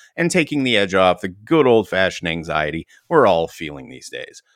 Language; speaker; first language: English; native; English